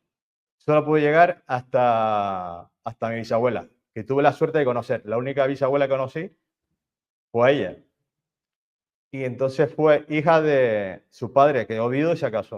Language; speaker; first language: Spanish; native; Spanish